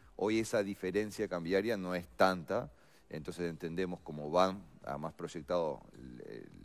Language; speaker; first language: Spanish; native; Spanish